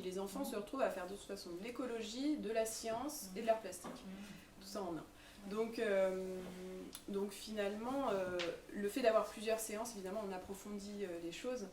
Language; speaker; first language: French; native; French